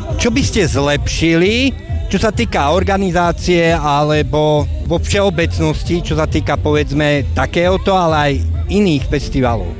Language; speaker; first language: Slovak; native; Slovak